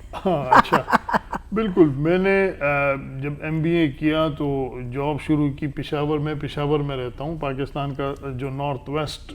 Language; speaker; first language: Urdu; non-native, local second language; Pashto